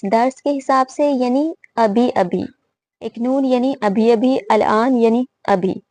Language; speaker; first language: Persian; non-native, fluent; Urdu